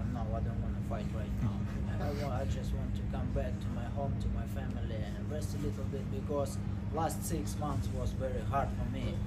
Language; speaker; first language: English; non-native, learner; Ukrainian